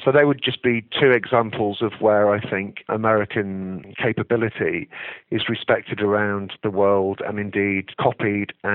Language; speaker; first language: English; native; English